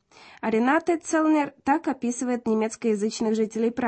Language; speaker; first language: Russian; native; Russian